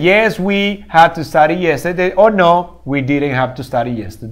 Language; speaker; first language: English; non-native, fluent; Spanish